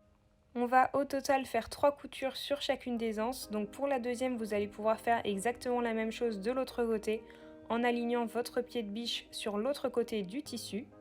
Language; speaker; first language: French; native; French